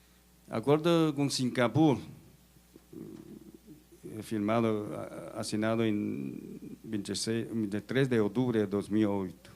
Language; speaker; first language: Spanish; non-native, fluent; Chinese